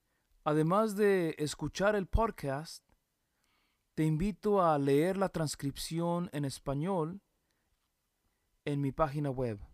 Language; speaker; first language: Spanish; early bilingual, heritage; Spanish